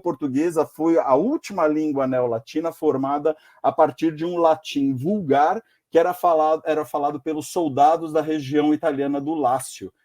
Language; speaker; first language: Portuguese; native; Portuguese